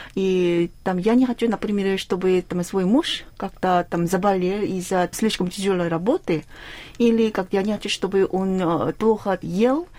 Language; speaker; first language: Russian; non-native, fluent; Korean